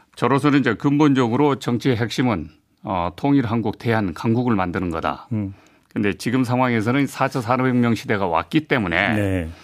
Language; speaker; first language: Korean; native; Korean